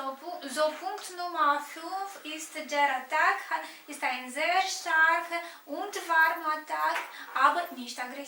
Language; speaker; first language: German; non-native, fluent; Romanian